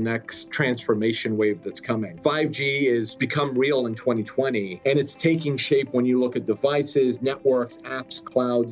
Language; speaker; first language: English; native; English